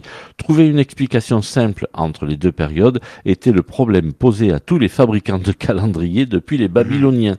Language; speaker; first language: French; native; French